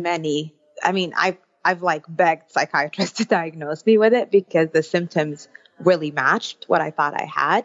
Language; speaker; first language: English; early bilingual, other home language; Arabic